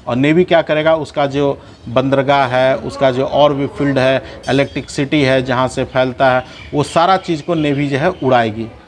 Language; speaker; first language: Hindi; native; Hindi